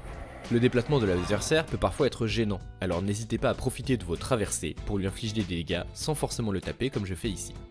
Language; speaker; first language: French; native; French